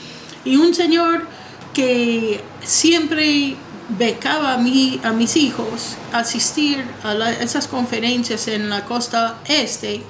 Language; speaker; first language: Spanish; non-native, fluent; English